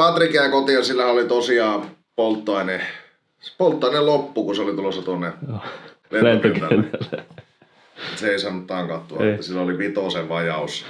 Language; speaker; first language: Finnish; native; Finnish